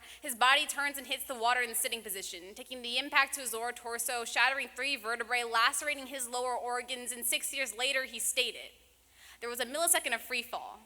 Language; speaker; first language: English; native; English